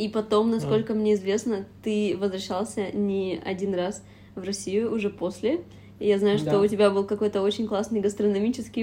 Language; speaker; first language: Russian; native; Russian